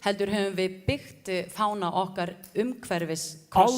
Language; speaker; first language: Icelandic; native; Icelandic